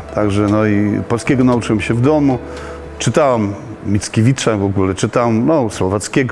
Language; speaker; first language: Polish; early bilingual, heritage; Polish